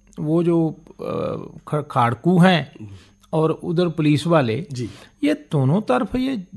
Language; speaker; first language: Hindi; non-native, local second language; Punjabi